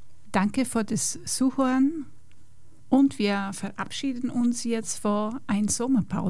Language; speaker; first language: German; non-native, fluent; Persian